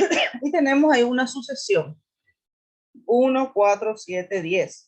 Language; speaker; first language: Spanish; native; Spanish